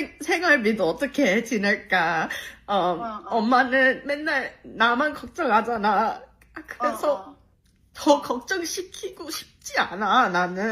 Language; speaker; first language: Korean; early bilingual, heritage; Korean